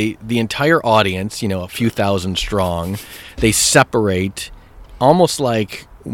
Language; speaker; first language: English; native; English